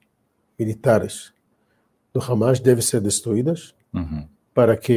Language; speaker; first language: Portuguese; non-native, fluent; Hebrew